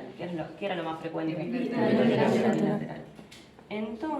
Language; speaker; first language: Spanish; native; Spanish